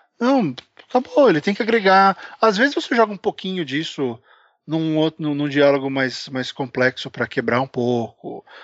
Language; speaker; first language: Portuguese; native; Portuguese